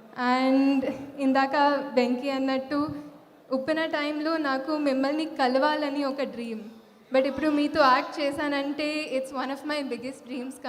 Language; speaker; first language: Telugu; non-native, fluent; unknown